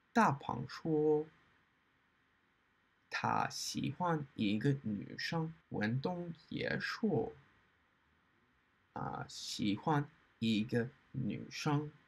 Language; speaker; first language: Chinese; non-native, learner; English